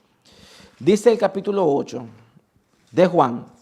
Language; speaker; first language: Spanish; native; Spanish